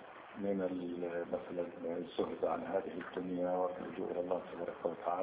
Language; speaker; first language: Arabic; native; Arabic